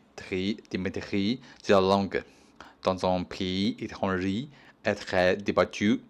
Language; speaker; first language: French; non-native, learner; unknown